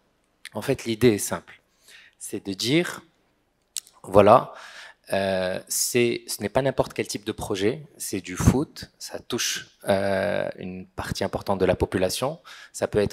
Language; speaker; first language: French; non-native, local second language; Arabic